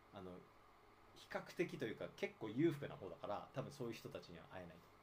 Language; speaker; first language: Japanese; native; Japanese